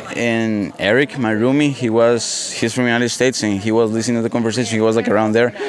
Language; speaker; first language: English; non-native, fluent; Spanish